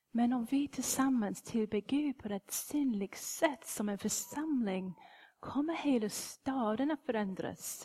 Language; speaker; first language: Swedish; non-native, fluent; English